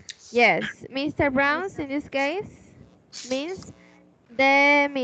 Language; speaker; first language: English; non-native, fluent; Spanish